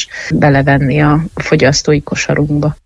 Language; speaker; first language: Hungarian; native; Hungarian